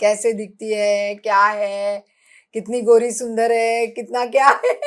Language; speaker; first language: Hindi; non-native, local second language; Marathi